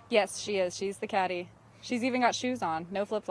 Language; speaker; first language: English; native; English